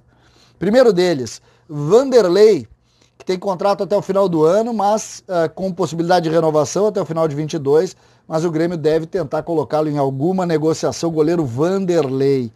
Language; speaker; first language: Portuguese; native; Portuguese